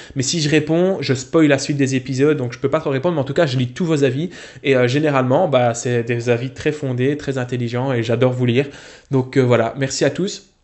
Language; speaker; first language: French; native; French